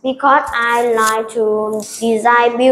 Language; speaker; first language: English; non-native, learner; Vietnamese